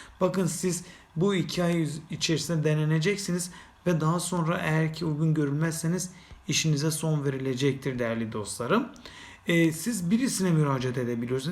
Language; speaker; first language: Turkish; native; Turkish